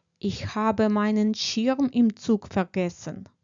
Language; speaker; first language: German; non-native, fluent; Ukrainian